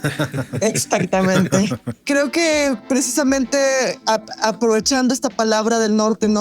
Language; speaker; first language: Spanish; native; Spanish